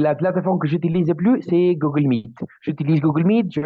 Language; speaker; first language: French; non-native, learner; Spanish